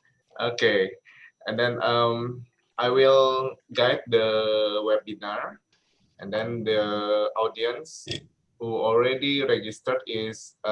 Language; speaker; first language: English; non-native, learner; Indonesian